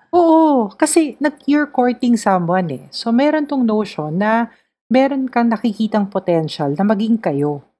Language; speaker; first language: Filipino; native; Filipino